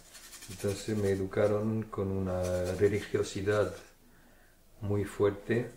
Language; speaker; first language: Spanish; early bilingual, heritage; German